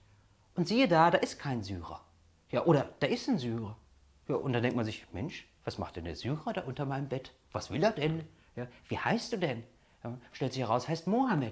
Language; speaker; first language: German; native; German